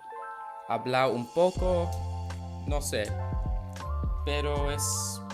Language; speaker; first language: Spanish; non-native, learner; English